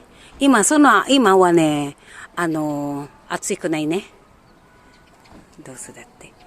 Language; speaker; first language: Japanese; non-native, learner; Filipino